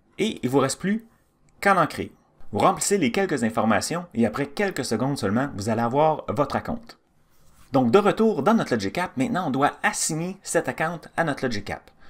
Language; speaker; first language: French; native; French